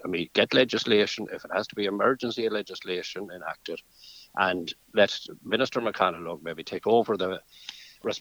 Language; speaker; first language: English; native; English